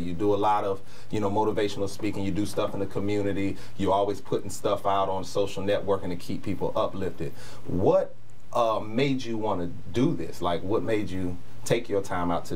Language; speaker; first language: English; native; English